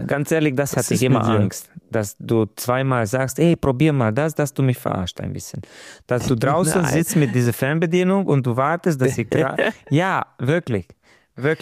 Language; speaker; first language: German; non-native, fluent; Romanian